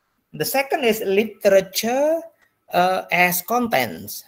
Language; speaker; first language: English; non-native, fluent; Indonesian